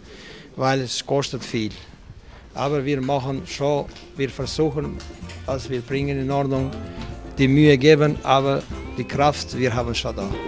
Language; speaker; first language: German; non-native, learner; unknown